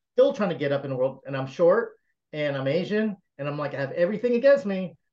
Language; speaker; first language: English; native; English